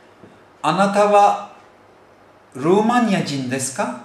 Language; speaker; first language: Japanese; non-native, fluent; Turkish